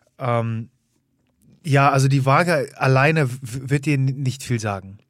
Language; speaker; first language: German; early bilingual, other home language; Polish